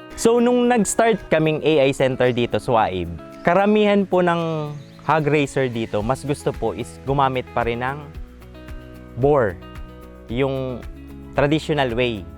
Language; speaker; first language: Filipino; non-native, local second language; Bikol